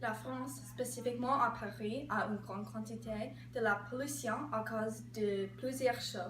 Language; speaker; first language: French; non-native, learner; English